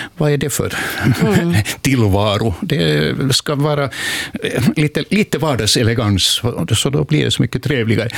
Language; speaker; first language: Swedish; native; Swedish